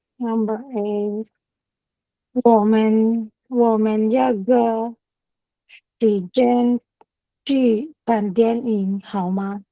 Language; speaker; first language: Chinese; non-native, learner; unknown